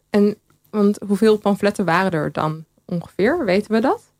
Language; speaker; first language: Dutch; native; Dutch